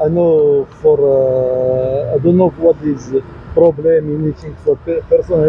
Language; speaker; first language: English; non-native, learner; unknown